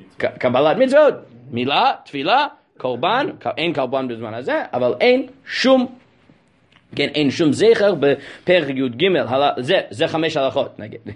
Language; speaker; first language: Hebrew; non-native, fluent; English